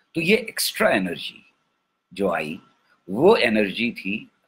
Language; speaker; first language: Hindi; native; Hindi